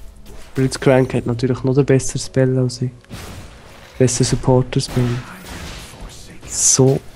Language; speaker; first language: German; native; German